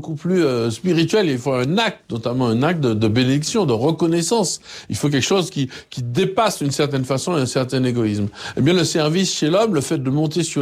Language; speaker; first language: French; native; French